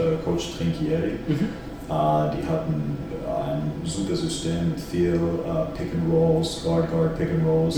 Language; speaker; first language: German; non-native, fluent; Finnish